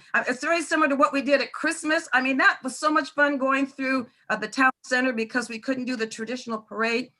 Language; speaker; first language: English; native; English